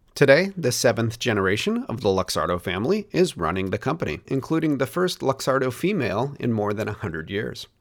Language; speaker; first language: English; native; English